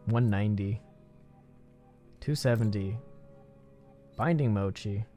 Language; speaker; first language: English; native; English